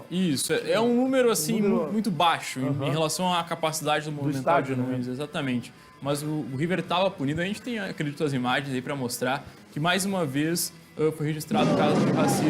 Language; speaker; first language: Portuguese; native; Portuguese